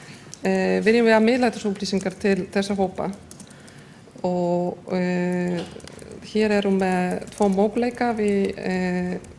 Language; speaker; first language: Icelandic; non-native, fluent; Polish